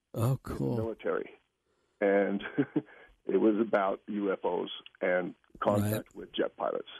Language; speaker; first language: English; native; English